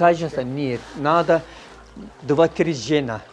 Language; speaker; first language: Russian; non-native, learner; Turkish